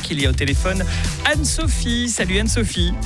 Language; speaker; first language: French; native; French